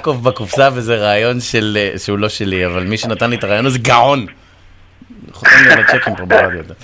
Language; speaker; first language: Hebrew; native; Hebrew